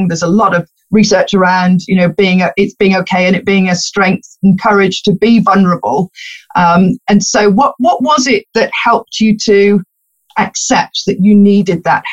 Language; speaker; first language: English; native; English